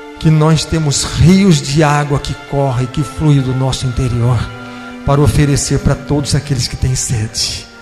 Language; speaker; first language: Portuguese; native; Portuguese